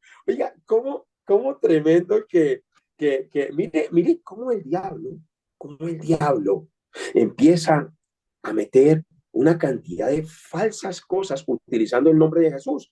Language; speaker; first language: Spanish; native; Spanish